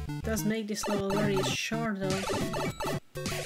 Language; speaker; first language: English; non-native, fluent; Hungarian